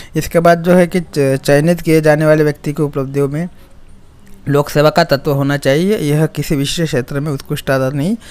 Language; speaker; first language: Hindi; non-native, local second language; Marathi